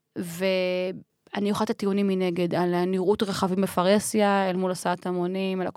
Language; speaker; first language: Hebrew; native; Hebrew